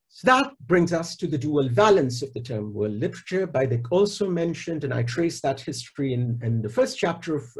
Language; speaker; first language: English; non-native, local second language; Hindi